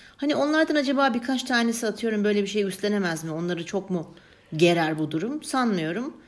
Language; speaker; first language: Turkish; early bilingual, heritage; Turkish